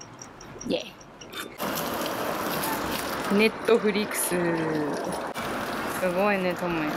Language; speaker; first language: Japanese; non-native, fluent; Chinese